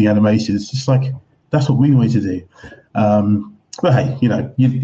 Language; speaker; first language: English; native; English